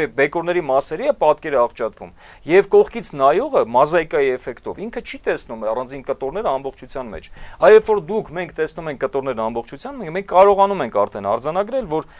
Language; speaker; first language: Armenian; native; Armenian